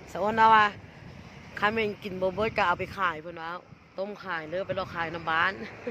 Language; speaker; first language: Thai; native; Thai